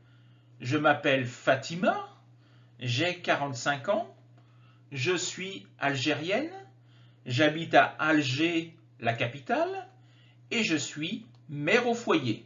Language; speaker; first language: French; native; French